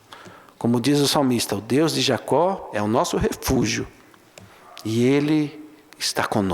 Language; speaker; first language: Portuguese; native; Portuguese